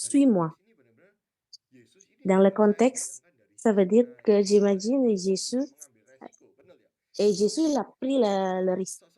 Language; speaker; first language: French; non-native, learner; Indonesian